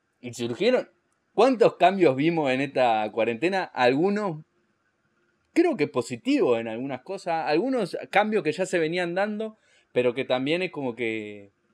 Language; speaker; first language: Spanish; native; Spanish